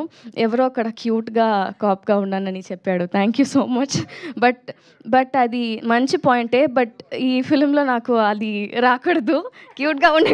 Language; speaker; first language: Telugu; non-native, learner; Tamil